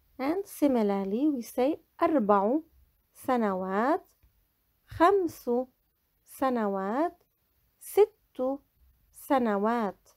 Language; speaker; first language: Arabic; non-native, fluent; English